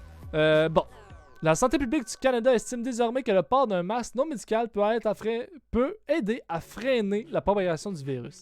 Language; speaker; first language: French; native; French